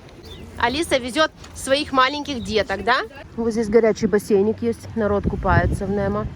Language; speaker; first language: Russian; native; Russian